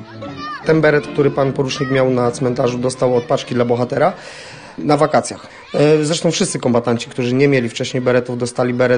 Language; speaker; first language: Polish; native; Polish